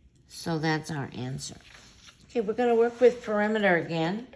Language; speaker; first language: English; native; English